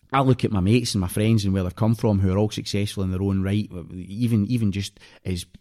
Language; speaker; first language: English; native; English